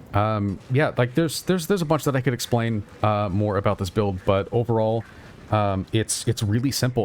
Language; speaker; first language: English; native; English